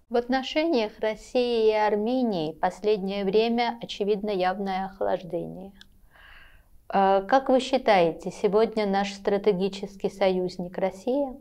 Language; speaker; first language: Russian; non-native, local second language; Armenian